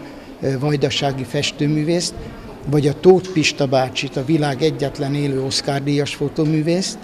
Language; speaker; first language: Hungarian; native; Hungarian